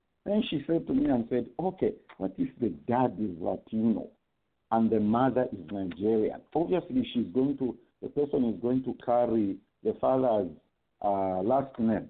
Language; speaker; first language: English; non-native, local second language; Bemba